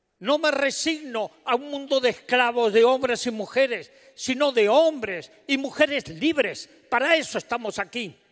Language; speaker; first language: Spanish; native; Spanish